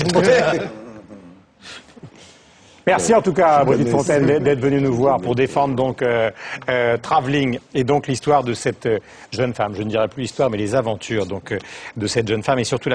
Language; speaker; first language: French; native; French